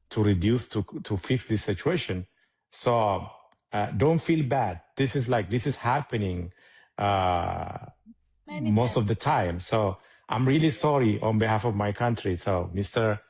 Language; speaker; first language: English; non-native, learner; Amharic